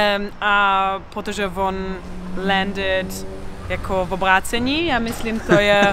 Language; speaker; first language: Czech; non-native, learner; English